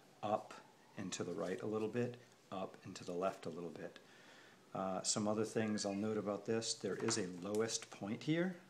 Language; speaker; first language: English; native; English